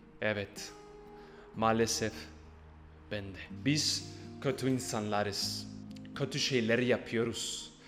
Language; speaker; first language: Turkish; non-native, fluent; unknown